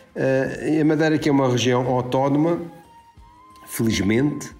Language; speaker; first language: Portuguese; native; Portuguese